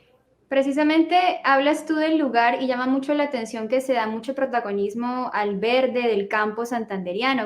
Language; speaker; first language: Spanish; native; Spanish